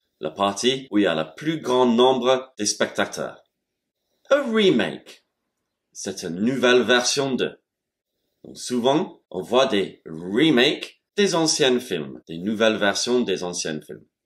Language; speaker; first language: French; non-native, fluent; English